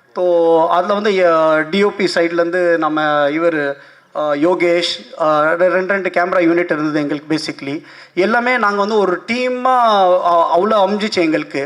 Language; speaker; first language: Tamil; non-native, local second language; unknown